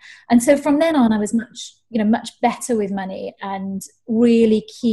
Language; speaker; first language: English; native; English